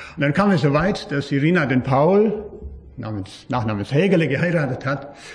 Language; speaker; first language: German; native; German